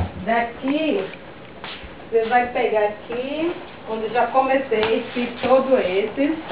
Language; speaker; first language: Portuguese; native; Portuguese